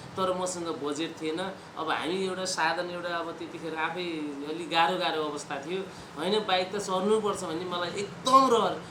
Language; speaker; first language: Nepali; native; Nepali